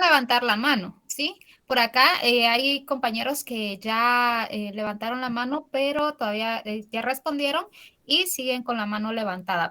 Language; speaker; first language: Spanish; native; Spanish